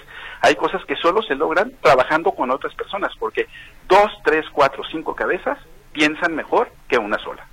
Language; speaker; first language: Spanish; native; Spanish